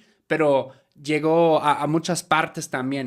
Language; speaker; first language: Spanish; non-native, fluent; German